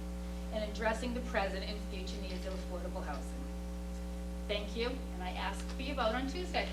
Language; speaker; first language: English; native; English